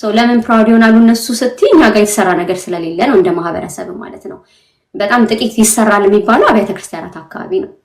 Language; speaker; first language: Amharic; native; Amharic